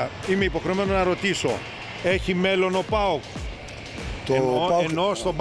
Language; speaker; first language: Greek; native; Greek